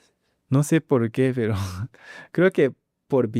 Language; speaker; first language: Spanish; non-native, learner; Japanese